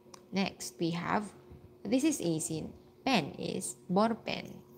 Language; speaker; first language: English; non-native, local second language; Filipino